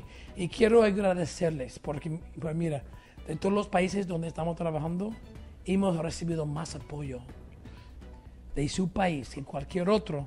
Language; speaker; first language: Spanish; non-native, fluent; English